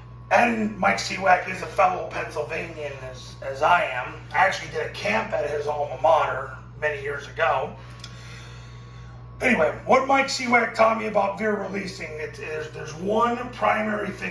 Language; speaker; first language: English; native; English